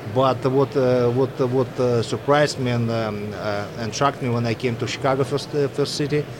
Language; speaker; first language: English; non-native, fluent; Russian